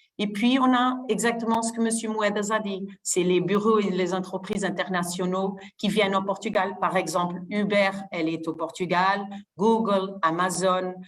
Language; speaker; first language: French; non-native, fluent; Portuguese